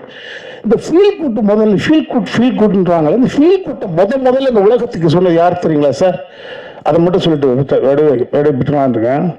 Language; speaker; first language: Tamil; native; Tamil